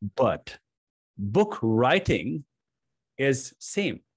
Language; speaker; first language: English; non-native, local second language; Hindi